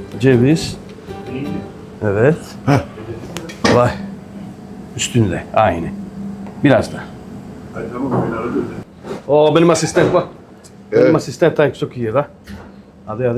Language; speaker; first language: Turkish; non-native, learner; French